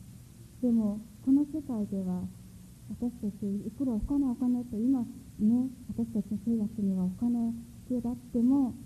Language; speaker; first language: Japanese; non-native, fluent; Mongolian